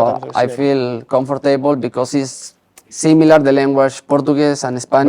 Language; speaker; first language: English; non-native, learner; Spanish